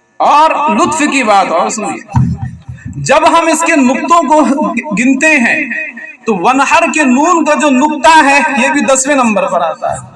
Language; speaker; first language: Urdu; native; Urdu